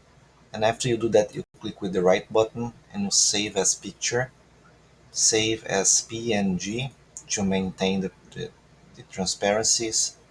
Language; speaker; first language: English; non-native, fluent; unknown